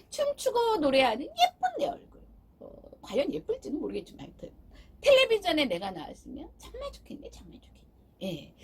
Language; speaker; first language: Korean; native; Korean